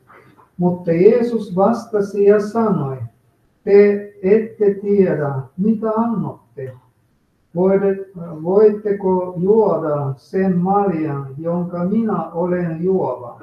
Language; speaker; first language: Finnish; non-native, fluent; Russian